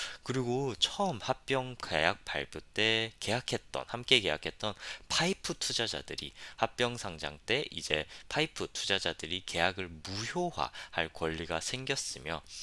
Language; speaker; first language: Korean; native; Korean